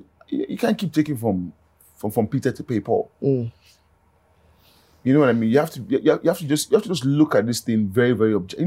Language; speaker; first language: English; non-native, local second language; Yoruba